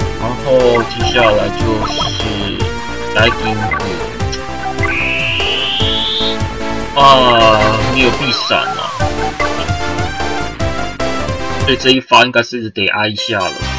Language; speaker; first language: Chinese; native; Chinese